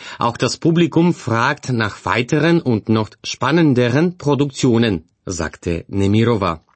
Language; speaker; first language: German; non-native, fluent; Bulgarian